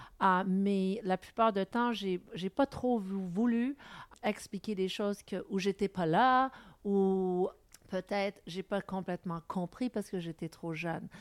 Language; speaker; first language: French; non-native, local second language; English